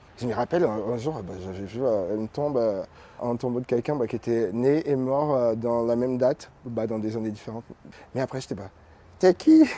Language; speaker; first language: French; non-native, fluent; Portuguese